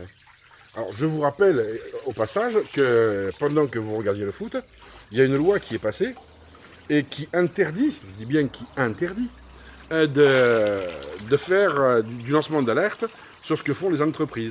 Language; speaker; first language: French; native; French